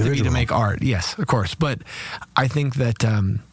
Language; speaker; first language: English; native; English